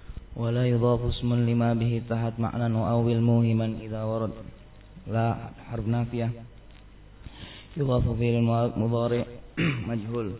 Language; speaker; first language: Arabic; non-native, learner; Indonesian